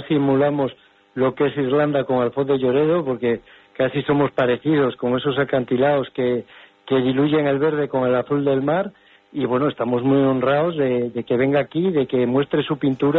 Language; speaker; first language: Spanish; native; Spanish